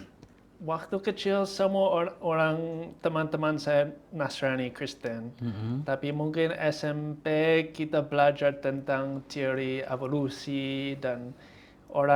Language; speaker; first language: Indonesian; non-native, fluent; English